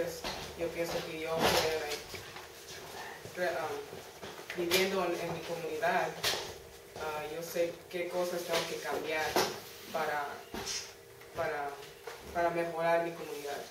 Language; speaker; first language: Spanish; early bilingual, heritage; Spanish